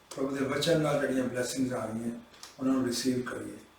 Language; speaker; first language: Hindi; non-native, local second language; Punjabi